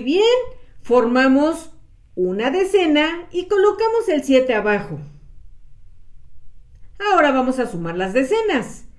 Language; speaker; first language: Spanish; native; Spanish